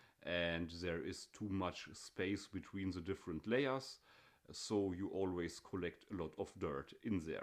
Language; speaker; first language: English; non-native, fluent; German